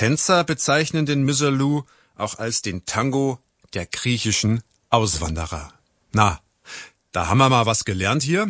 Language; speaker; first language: German; native; German